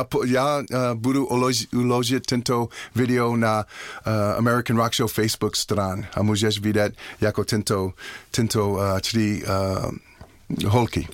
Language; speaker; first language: Czech; non-native, learner; English